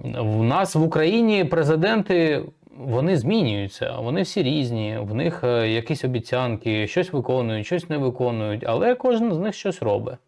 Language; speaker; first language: Ukrainian; non-native, local second language; Russian